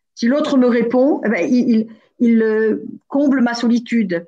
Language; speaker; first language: French; native; French